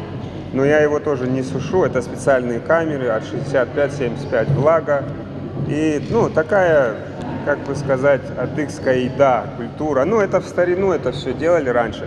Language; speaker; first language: Russian; non-native, local second language; Adyghe